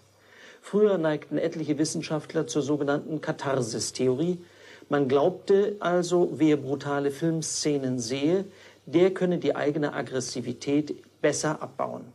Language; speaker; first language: German; native; German